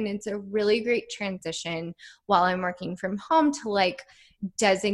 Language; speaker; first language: English; native; English